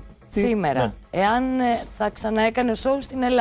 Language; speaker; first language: Greek; native; Greek